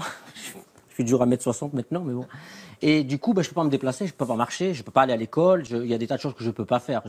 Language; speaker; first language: French; native; French